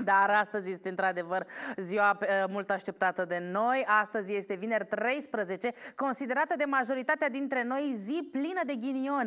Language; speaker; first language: Romanian; native; Romanian